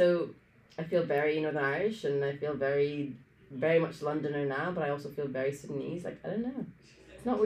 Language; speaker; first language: English; early bilingual, other home language; Arabic